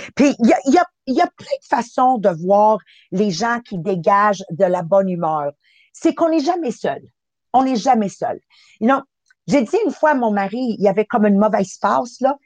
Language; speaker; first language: French; native; French